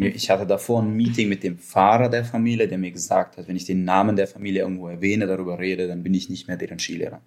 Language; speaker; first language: German; early bilingual, other home language; Russian